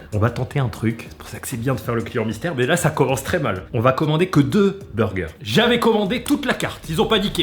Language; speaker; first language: French; native; French